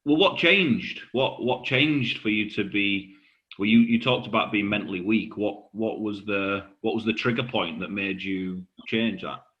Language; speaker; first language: English; native; English